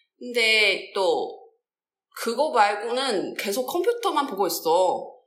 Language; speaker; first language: Korean; non-native, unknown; Chinese